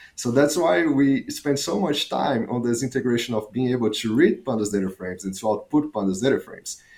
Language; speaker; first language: English; non-native, fluent; Portuguese